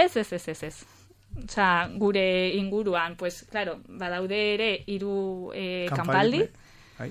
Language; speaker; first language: Basque; non-native, local second language; Spanish